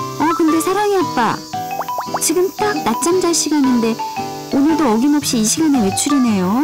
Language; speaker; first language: Korean; native; Korean